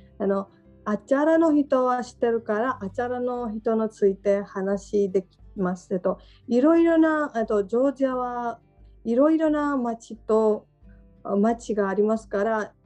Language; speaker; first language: Japanese; non-native, learner; Georgian